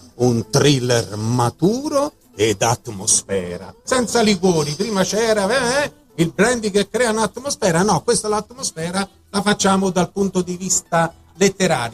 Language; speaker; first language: Italian; native; Italian